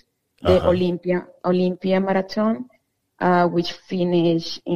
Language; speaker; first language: English; non-native, fluent; Spanish